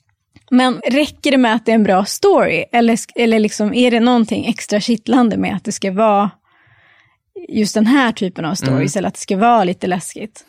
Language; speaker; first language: Swedish; native; Swedish